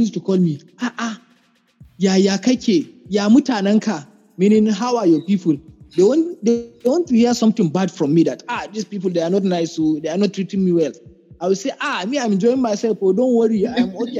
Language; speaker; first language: English; non-native, local second language; Hausa